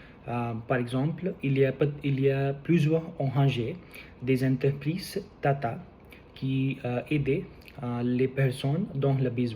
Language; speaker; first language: French; non-native, learner; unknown